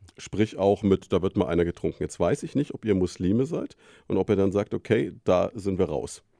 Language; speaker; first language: German; native; German